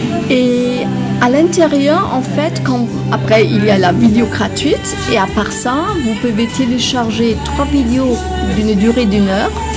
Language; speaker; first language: French; non-native, fluent; German